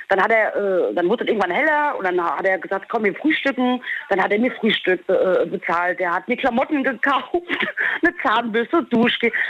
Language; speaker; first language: German; native; German